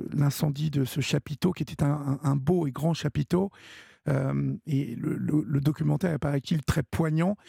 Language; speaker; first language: French; native; French